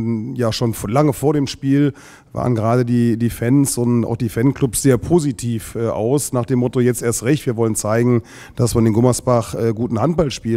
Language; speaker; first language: German; native; German